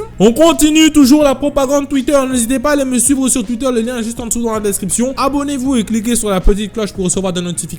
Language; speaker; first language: French; native; French